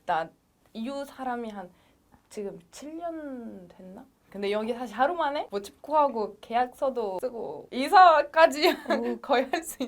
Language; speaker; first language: Korean; non-native, fluent; French